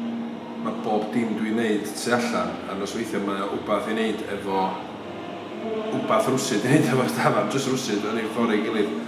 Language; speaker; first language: Welsh; native; Welsh